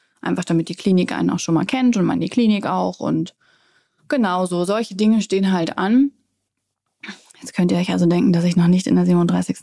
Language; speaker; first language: German; native; German